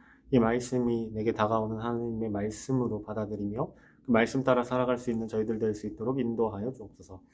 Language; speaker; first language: Korean; native; Korean